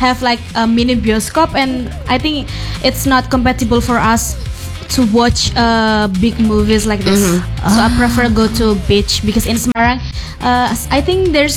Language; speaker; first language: English; non-native, learner; Indonesian